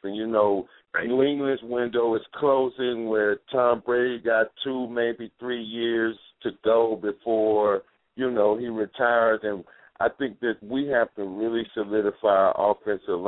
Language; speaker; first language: English; native; English